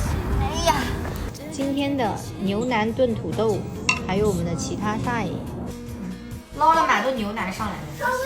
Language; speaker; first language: Chinese; native; Chinese